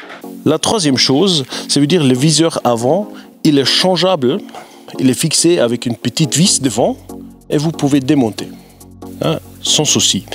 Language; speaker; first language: French; non-native, fluent; German